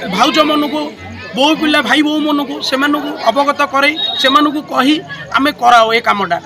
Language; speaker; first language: Odia; non-native, local second language; Telugu